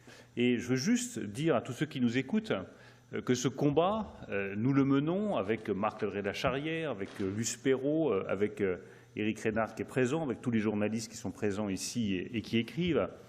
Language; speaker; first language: French; native; French